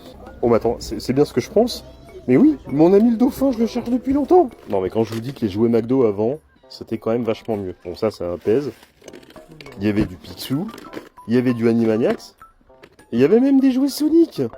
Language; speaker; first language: French; native; French